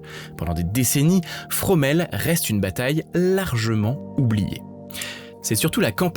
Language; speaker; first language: French; native; French